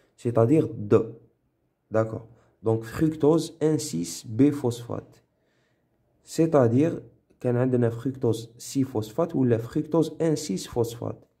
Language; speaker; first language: French; non-native, local second language; Arabic